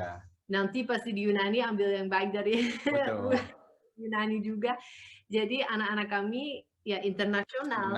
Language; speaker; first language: Indonesian; non-native, fluent; Dutch